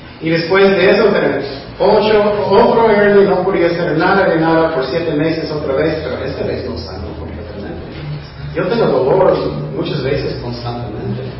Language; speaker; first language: Spanish; non-native, fluent; English